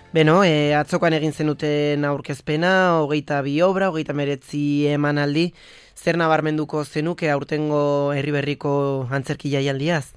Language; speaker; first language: Basque; native; Basque